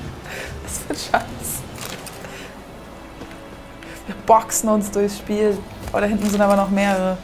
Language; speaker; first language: German; native; German